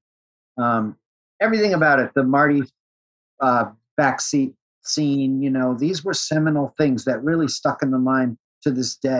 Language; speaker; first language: English; native; English